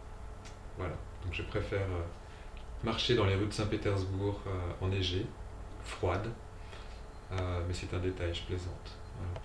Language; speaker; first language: French; native; French